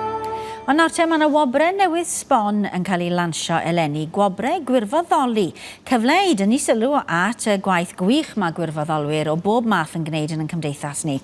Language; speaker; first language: Welsh; native; Welsh